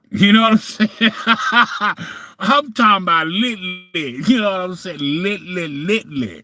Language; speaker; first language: English; native; English